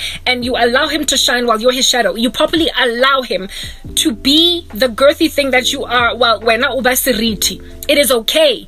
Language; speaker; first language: English; non-native, local second language; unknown